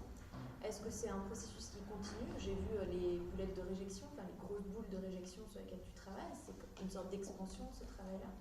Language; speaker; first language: French; native; French